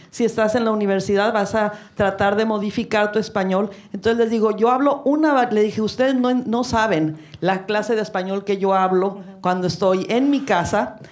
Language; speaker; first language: Spanish; early bilingual, heritage; Spanish